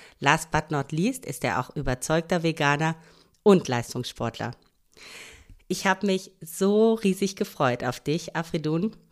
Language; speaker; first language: German; native; German